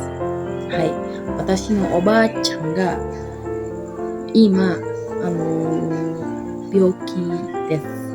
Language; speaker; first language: Japanese; non-native, learner; Indonesian